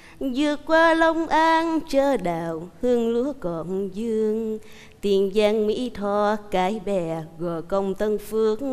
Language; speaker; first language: Vietnamese; native; Vietnamese